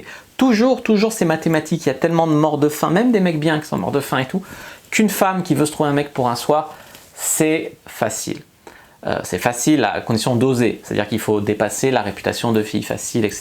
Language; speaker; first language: French; native; French